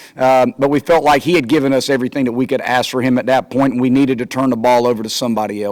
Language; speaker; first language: English; native; English